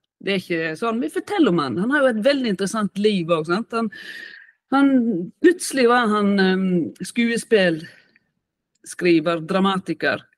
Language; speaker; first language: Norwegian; native; Norwegian